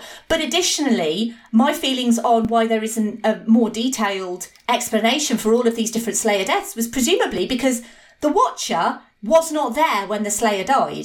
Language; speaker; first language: English; native; English